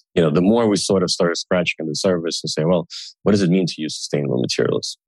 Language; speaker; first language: English; early bilingual, other home language; Russian